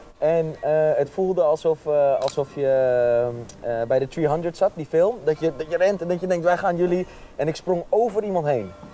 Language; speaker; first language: Dutch; native; Dutch